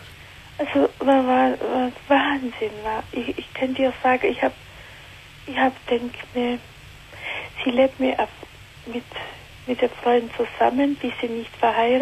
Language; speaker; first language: German; non-native, learner; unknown